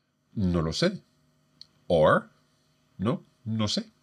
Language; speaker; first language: Spanish; non-native, fluent; English